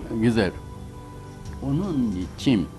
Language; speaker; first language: Turkish; non-native, learner; Japanese